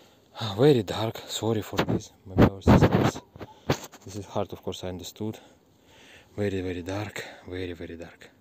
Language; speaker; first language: English; non-native, learner; Russian